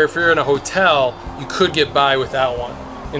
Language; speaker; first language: English; native; English